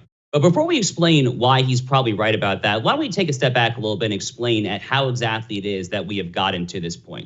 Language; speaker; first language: English; native; English